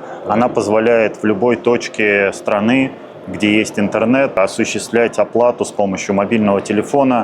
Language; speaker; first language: Russian; native; Russian